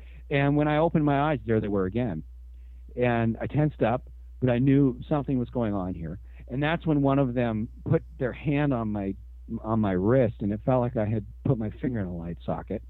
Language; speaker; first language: English; native; English